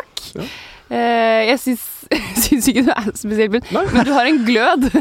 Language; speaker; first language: Norwegian; native; Norwegian